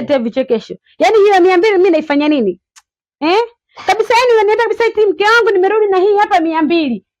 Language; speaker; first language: Swahili; native; Swahili